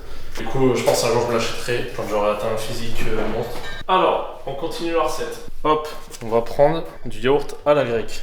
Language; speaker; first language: French; native; French